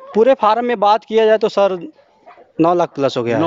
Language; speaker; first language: Hindi; native; Hindi